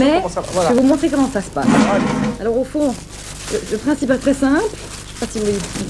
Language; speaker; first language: French; native; French